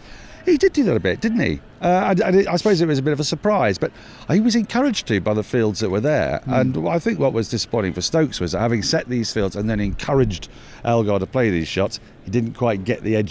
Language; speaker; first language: English; native; English